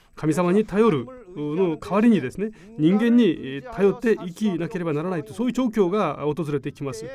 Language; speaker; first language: Japanese; non-native, fluent; Korean